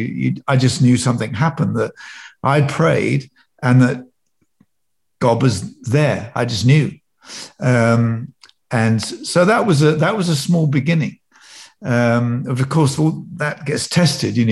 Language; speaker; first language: English; native; English